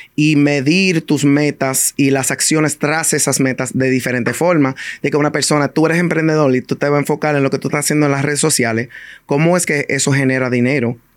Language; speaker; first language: Spanish; early bilingual, heritage; Spanish